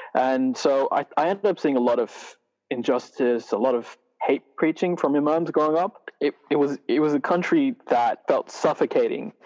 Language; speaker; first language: English; non-native, fluent; Arabic